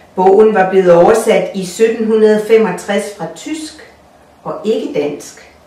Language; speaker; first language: Danish; non-native, fluent; Russian